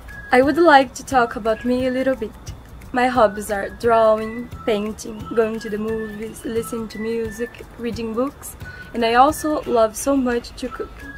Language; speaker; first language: English; non-native, learner; Portuguese